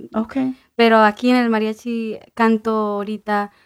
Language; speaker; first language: Spanish; early bilingual, heritage; Spanish